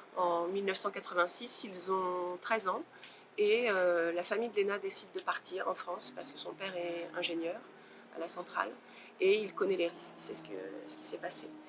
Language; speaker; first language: French; native; French